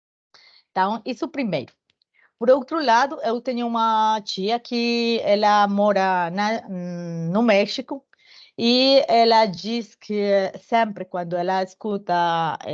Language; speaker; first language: Portuguese; non-native, learner; Spanish